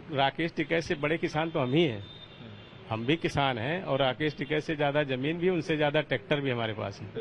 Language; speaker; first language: Hindi; native; Hindi